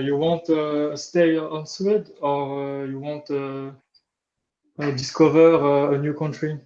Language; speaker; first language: English; non-native, learner; French